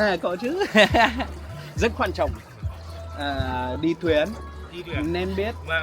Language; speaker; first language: Vietnamese; non-native, learner; English